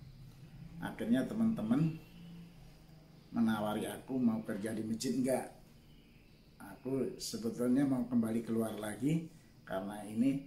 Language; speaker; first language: Indonesian; non-native, local second language; Javanese